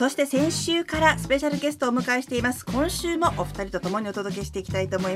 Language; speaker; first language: Japanese; native; Japanese